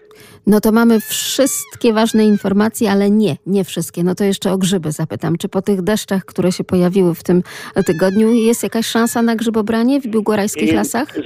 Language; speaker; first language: Polish; native; Polish